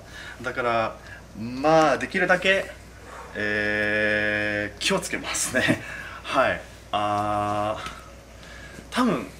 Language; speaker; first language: Japanese; non-native, fluent; English